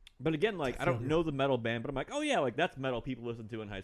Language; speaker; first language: English; native; English